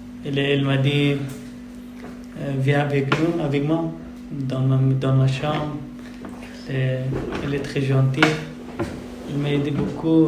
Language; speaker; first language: French; non-native, learner; Persian